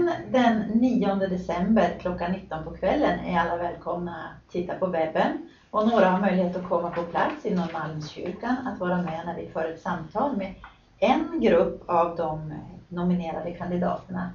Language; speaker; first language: Swedish; native; Swedish